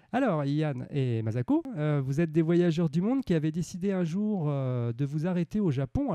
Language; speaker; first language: French; native; French